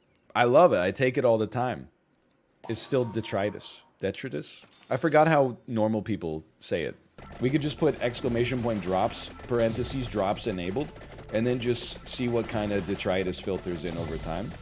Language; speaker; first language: English; native; English